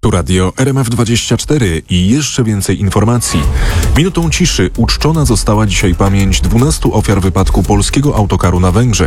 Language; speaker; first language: Polish; native; Polish